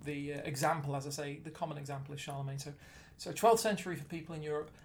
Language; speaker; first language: English; native; English